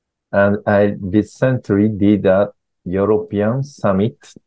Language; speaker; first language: English; non-native, learner; Japanese